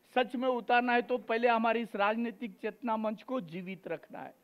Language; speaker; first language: Hindi; native; Hindi